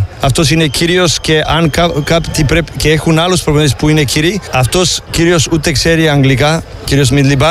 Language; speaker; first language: Greek; non-native, learner; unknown